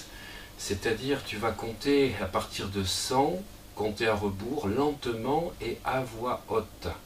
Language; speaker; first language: French; native; French